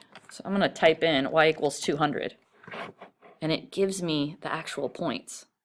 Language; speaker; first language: English; native; English